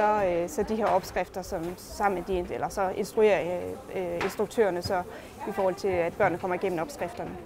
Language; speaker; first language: Danish; native; Danish